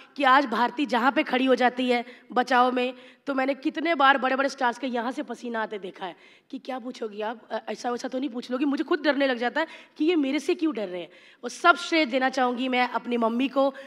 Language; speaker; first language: Hindi; native; Hindi